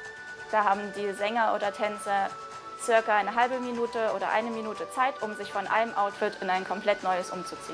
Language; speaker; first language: German; native; German